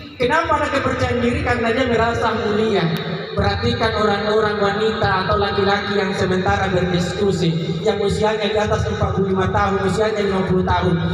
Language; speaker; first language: Indonesian; non-native, local second language; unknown